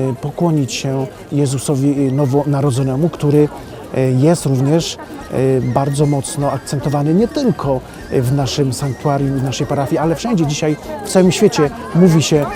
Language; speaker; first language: Polish; native; Polish